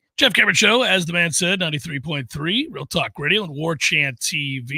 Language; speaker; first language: English; native; English